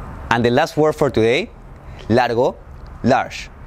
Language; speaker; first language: English; non-native, fluent; Spanish